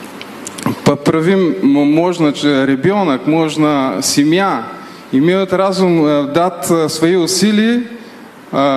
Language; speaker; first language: Russian; non-native, learner; Bulgarian